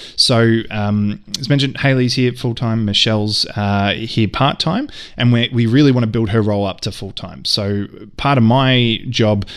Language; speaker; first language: English; native; English